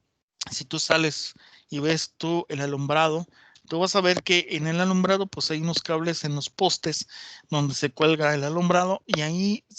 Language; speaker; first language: Spanish; native; Spanish